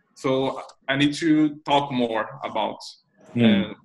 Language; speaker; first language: English; non-native, learner; Portuguese